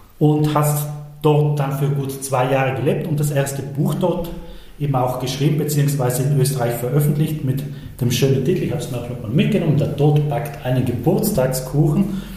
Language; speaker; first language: German; native; German